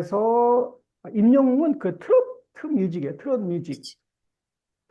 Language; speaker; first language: Korean; native; Korean